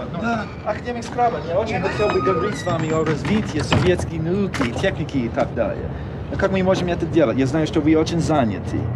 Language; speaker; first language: Russian; non-native, learner; English